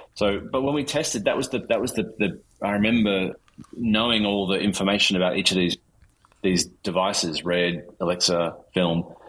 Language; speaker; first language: English; native; English